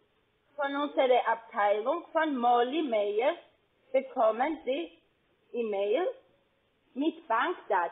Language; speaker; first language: German; non-native, fluent; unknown